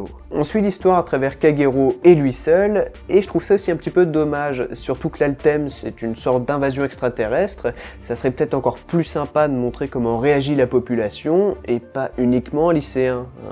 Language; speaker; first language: French; native; French